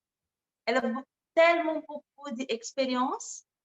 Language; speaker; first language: French; non-native, learner; Portuguese